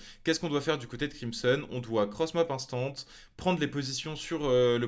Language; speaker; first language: French; native; French